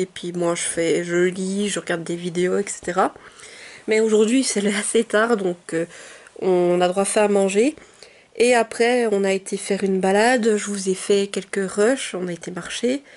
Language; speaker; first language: French; native; French